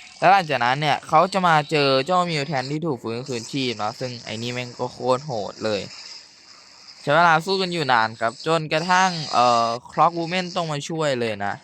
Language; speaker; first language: Thai; native; Thai